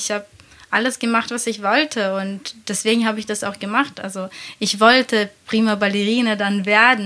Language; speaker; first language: German; non-native, fluent; Latvian